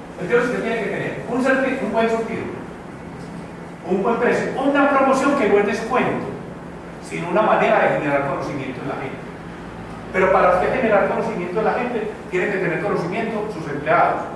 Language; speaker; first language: Spanish; native; Spanish